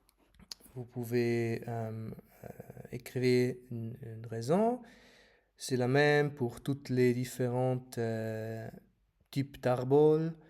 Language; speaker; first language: French; non-native, fluent; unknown